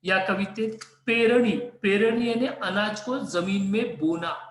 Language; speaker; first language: Hindi; non-native, local second language; Marathi